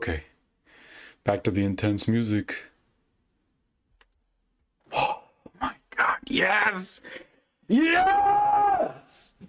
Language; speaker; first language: English; native; English